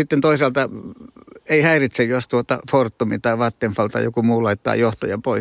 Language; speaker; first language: Finnish; native; Finnish